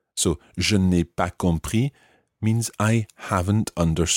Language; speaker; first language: French; non-native, fluent; English